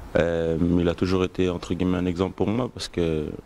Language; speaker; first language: French; native; French